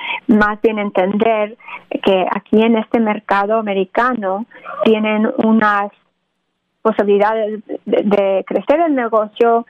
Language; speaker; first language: Spanish; early bilingual, other home language; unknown